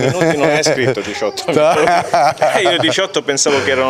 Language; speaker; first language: Italian; native; Italian